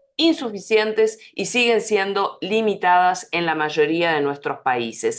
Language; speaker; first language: Spanish; native; Spanish